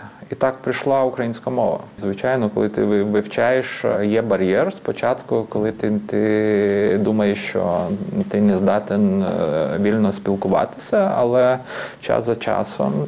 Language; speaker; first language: Ukrainian; non-native, fluent; Lithuanian